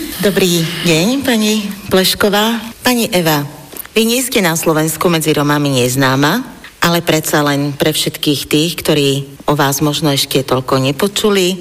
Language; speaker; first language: Slovak; native; Slovak